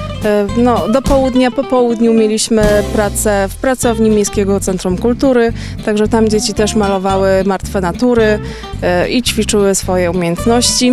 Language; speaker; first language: Polish; native; Polish